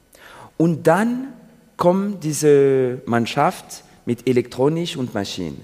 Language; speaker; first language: German; non-native, learner; French